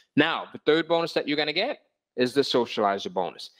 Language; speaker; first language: English; native; English